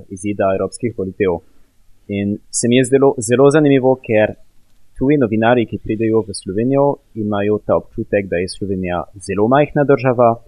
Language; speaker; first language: Slovenian; non-native, fluent; French